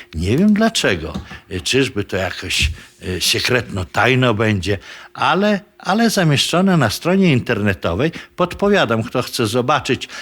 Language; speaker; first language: Polish; native; Polish